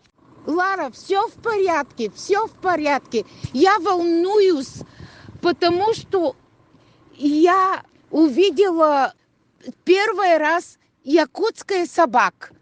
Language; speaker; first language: Russian; non-native, learner; German